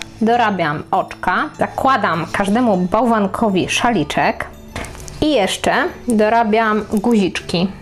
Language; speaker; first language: Polish; native; Polish